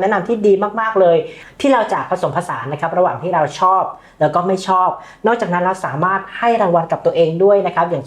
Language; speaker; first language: Thai; native; Thai